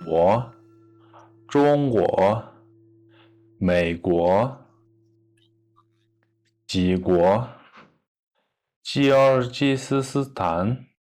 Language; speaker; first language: Chinese; non-native, fluent; Kyrgyz